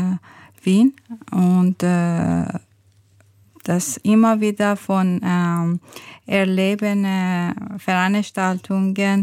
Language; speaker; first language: German; non-native, learner; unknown